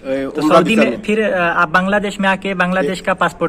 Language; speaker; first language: Hindi; native; Hindi